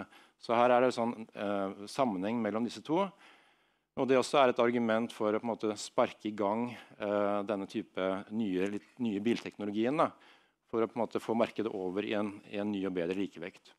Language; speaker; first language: Norwegian; native; Norwegian